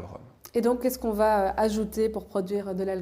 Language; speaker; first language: French; native; French